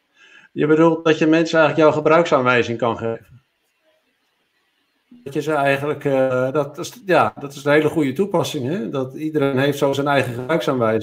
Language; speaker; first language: Dutch; native; Dutch